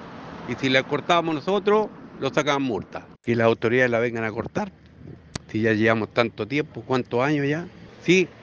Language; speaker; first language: Spanish; native; Spanish